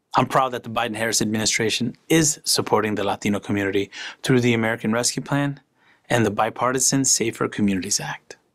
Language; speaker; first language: English; early bilingual, other home language; Spanish